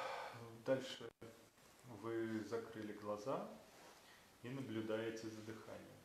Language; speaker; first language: Russian; native; Russian